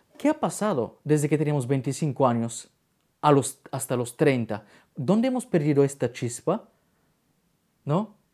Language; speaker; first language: Spanish; non-native, fluent; Bulgarian